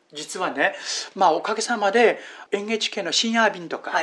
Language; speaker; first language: Japanese; non-native, fluent; Chinese